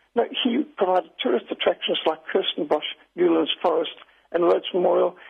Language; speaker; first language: English; native; English